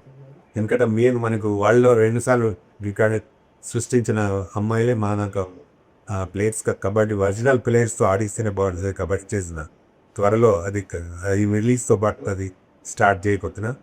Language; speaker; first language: Telugu; native; Telugu